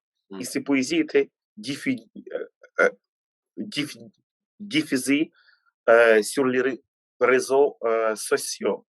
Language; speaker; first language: French; non-native, fluent; Ukrainian